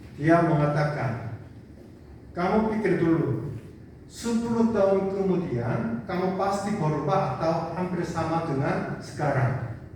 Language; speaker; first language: Indonesian; non-native, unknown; Korean